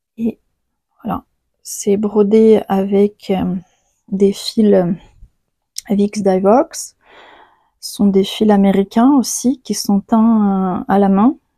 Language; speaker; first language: French; non-native, fluent; Ukrainian